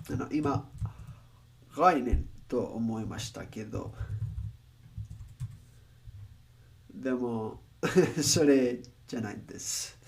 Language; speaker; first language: Japanese; non-native, learner; Spanish